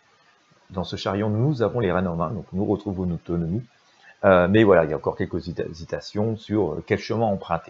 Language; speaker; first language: French; native; French